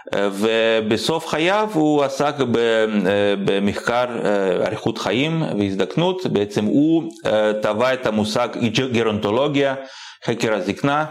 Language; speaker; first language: Hebrew; non-native, fluent; Russian